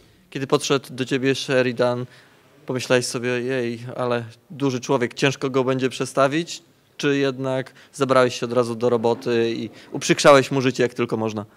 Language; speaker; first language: Polish; native; Polish